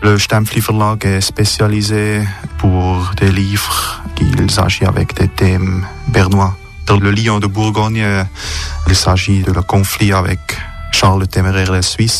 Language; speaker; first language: French; non-native, local second language; German